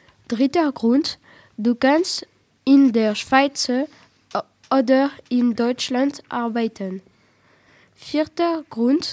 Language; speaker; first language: German; non-native, learner; French